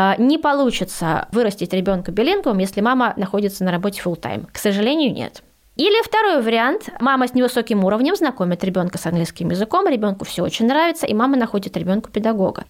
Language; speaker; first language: Russian; early bilingual, heritage; Russian